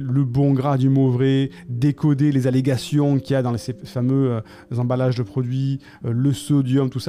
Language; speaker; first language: French; native; French